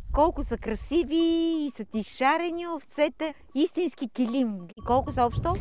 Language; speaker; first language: Bulgarian; native; Bulgarian